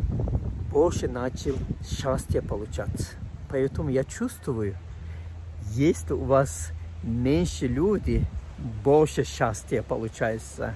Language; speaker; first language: Russian; non-native, fluent; Turkish